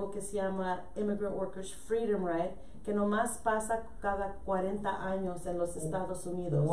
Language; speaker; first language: Spanish; early bilingual, heritage; Spanish